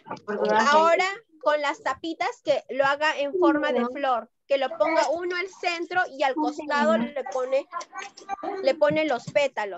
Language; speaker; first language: Spanish; native; Spanish